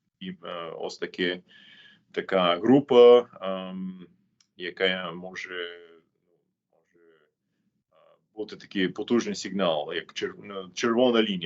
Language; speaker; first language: Ukrainian; non-native, fluent; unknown